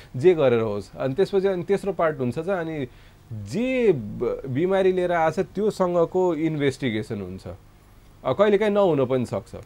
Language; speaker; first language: Nepali; non-native, local second language; Maithili